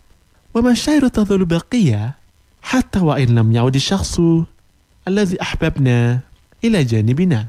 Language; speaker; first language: Arabic; non-native, fluent; Indonesian